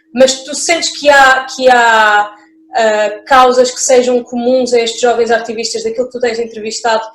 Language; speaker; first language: Portuguese; native; Portuguese